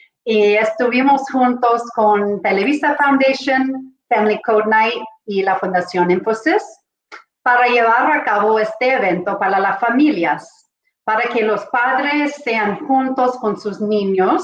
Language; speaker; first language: Spanish; non-native, fluent; English